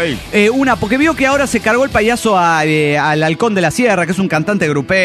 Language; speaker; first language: Spanish; native; Spanish